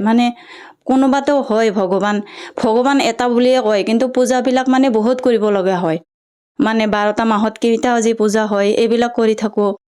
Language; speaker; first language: Assamese; non-native, local second language; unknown